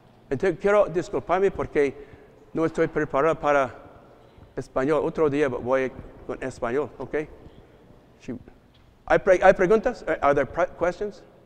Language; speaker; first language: Spanish; non-native, learner; English